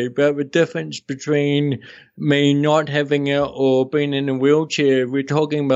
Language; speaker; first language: English; native; English